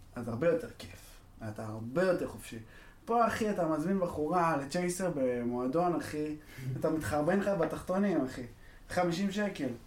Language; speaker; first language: Hebrew; native; Hebrew